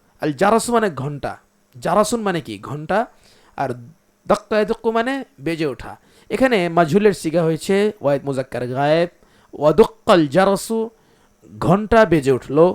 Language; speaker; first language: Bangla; native; Bangla